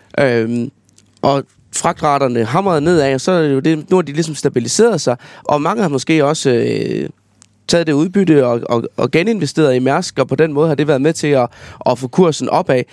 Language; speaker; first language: Danish; native; Danish